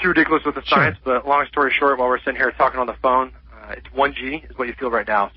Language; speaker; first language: English; native; English